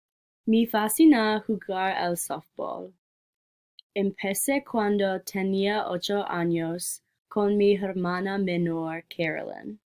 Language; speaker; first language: Spanish; non-native, learner; English